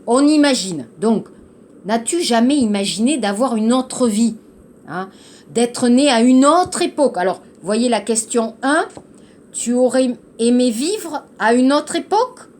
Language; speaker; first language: French; native; French